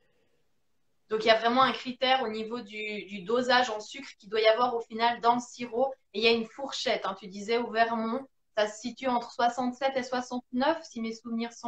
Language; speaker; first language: French; native; French